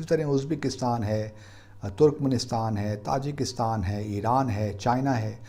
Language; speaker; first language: Urdu; native; Urdu